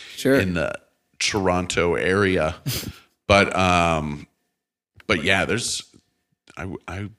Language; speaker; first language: English; native; English